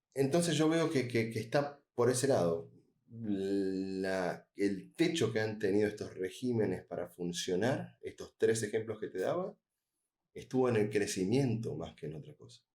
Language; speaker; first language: Spanish; native; Spanish